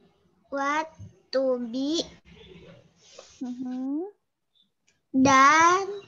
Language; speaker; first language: English; non-native, learner; Indonesian